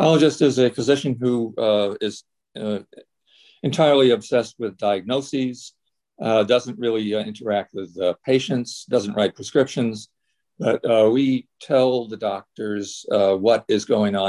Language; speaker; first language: English; native; English